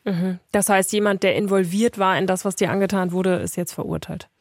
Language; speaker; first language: German; native; German